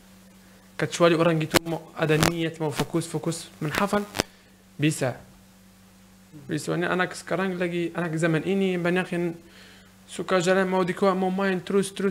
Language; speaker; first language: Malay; non-native, learner; Arabic